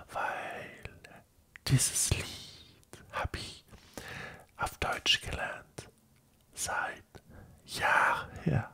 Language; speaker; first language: German; non-native, learner; French